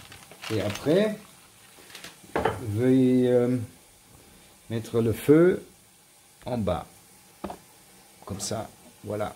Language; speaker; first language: French; non-native, learner; German